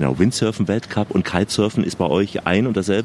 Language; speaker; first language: German; native; German